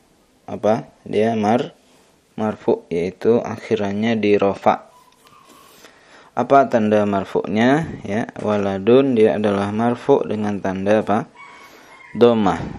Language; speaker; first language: Indonesian; native; Indonesian